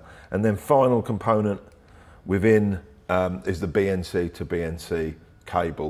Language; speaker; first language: English; native; English